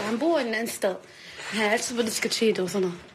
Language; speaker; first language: Danish; non-native, learner; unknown